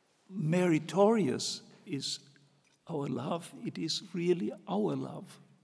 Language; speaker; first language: English; non-native, fluent; German